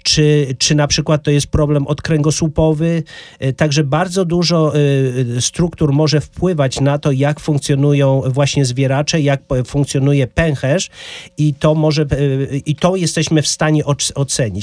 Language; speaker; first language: Polish; native; Polish